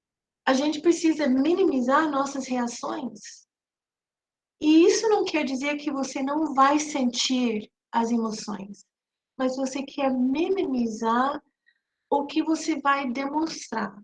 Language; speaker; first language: Portuguese; non-native, fluent; English